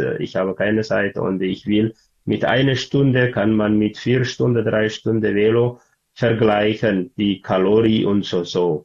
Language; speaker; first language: German; non-native, learner; Tigrinya